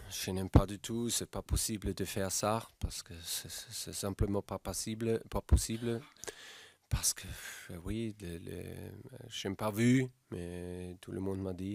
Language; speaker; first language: French; non-native, fluent; German